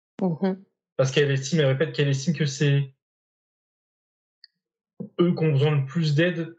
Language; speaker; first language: French; native; French